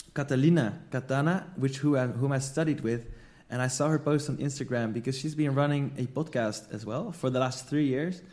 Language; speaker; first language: English; non-native, fluent; Dutch